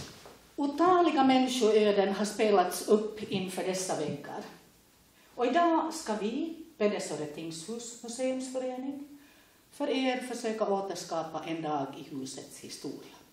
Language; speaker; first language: Swedish; native; Swedish